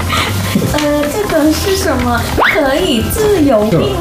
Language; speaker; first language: Chinese; non-native, fluent; Thai